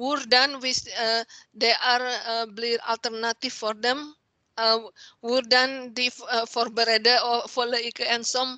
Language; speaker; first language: Norwegian; non-native, learner; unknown